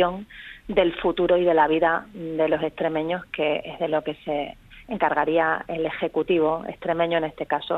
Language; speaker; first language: Spanish; native; Spanish